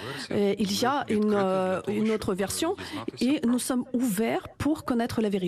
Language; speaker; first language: French; non-native, fluent; Ukrainian